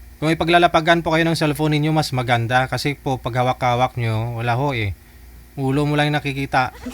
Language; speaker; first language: Filipino; native; Filipino